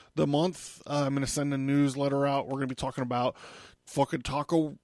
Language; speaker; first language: English; native; English